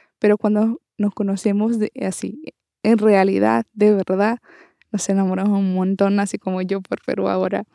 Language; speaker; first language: Spanish; non-native, learner; Portuguese